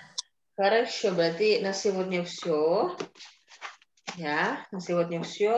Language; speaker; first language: Russian; non-native, fluent; Indonesian